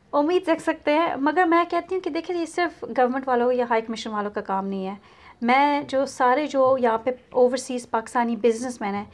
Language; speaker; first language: Urdu; native; Urdu